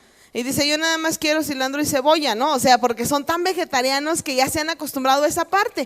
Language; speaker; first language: Spanish; native; Spanish